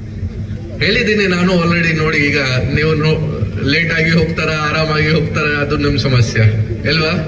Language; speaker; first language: Kannada; non-native, local second language; Hindi